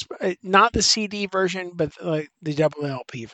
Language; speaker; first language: English; native; English